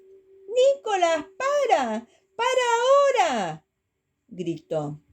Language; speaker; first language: Spanish; native; Spanish